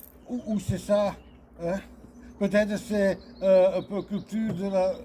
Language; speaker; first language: French; non-native, learner; Dutch